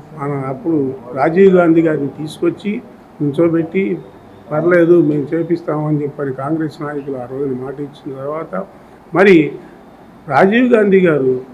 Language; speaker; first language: Telugu; native; Telugu